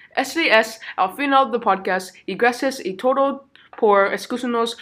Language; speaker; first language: Spanish; non-native, learner; English